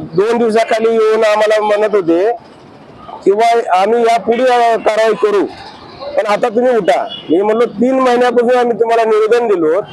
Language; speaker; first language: Marathi; native; Marathi